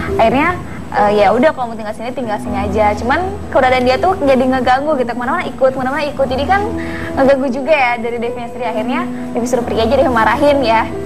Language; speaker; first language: Indonesian; native; Indonesian